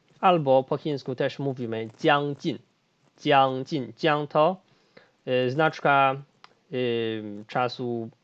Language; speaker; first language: Polish; non-native, fluent; Chinese